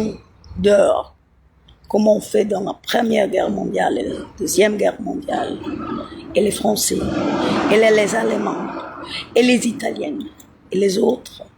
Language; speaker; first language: French; non-native, fluent; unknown